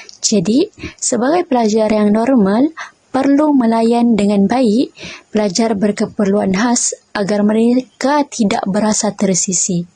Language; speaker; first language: Malay; native; Malay